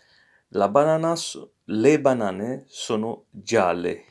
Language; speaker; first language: Italian; non-native, fluent; English